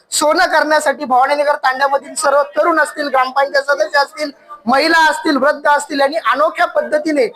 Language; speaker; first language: Marathi; non-native, local second language; Lambadi